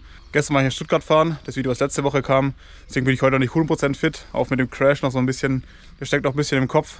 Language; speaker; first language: German; native; German